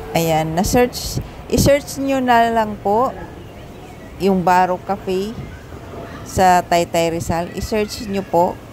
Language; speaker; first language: Filipino; non-native, local second language; Cebuano